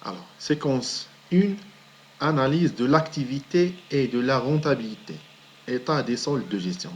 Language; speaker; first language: French; non-native, local second language; Arabic